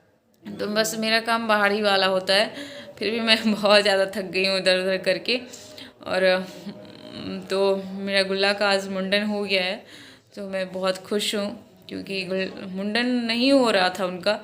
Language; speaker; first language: Hindi; non-native, local second language; Maithili